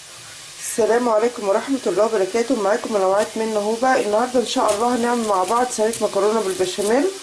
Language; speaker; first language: Arabic; native; Arabic